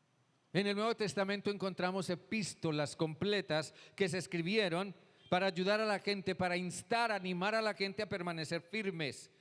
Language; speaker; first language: Spanish; native; Spanish